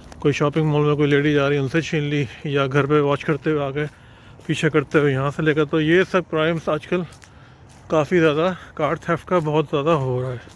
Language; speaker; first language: Urdu; native; Urdu